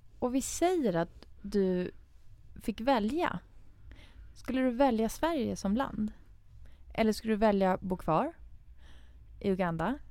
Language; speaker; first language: Swedish; early bilingual, other home language; Persian